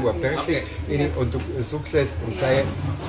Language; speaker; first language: Indonesian; non-native, learner; German